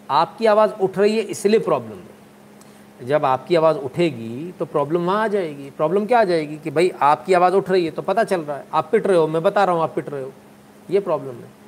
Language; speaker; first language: Hindi; native; Hindi